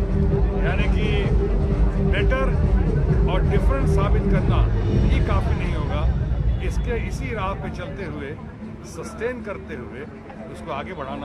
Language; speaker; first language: Hindi; native; Hindi